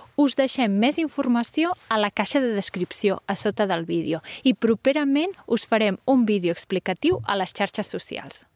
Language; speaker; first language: Catalan; native; Catalan